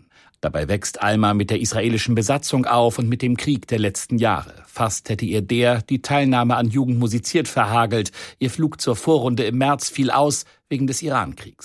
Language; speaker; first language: German; native; German